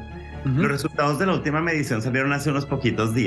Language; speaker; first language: Spanish; native; Spanish